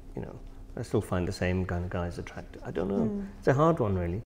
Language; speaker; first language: English; native; English